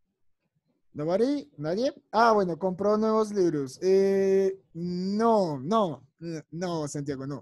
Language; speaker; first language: Spanish; native; Spanish